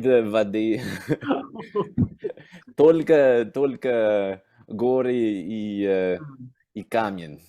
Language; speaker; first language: Russian; non-native, learner; English